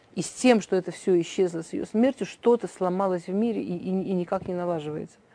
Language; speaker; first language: Russian; early bilingual, heritage; Russian